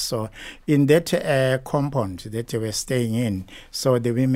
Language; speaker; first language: English; non-native, local second language; Zulu